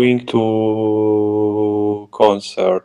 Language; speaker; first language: English; non-native, learner; Arabic